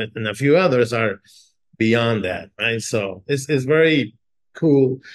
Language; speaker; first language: English; native; English